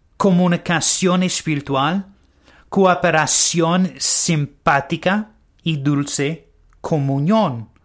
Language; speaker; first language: Spanish; non-native, learner; English